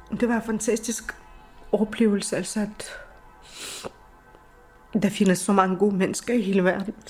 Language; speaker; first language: Danish; non-native, fluent; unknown